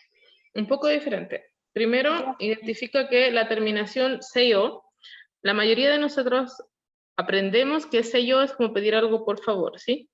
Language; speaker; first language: Spanish; non-native, learner; Korean